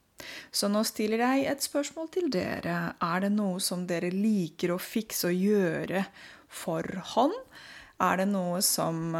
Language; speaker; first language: Norwegian; non-native, fluent; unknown